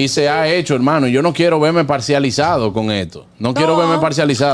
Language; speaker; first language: Spanish; native; Spanish